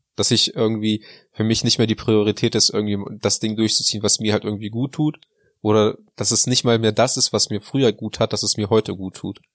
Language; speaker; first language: German; early bilingual, other home language; Russian